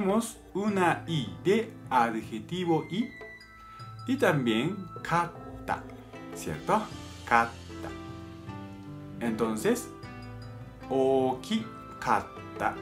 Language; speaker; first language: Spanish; non-native, fluent; Japanese